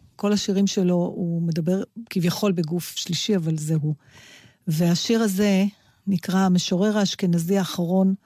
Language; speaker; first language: Hebrew; native; Hebrew